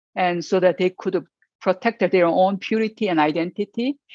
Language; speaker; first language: English; non-native, fluent; Korean